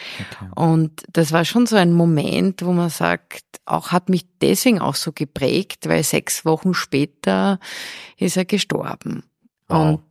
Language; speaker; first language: German; early bilingual, heritage; German